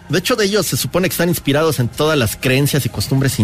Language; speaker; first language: Spanish; native; Spanish